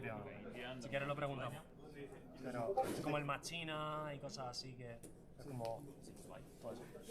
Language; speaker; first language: Spanish; native; Spanish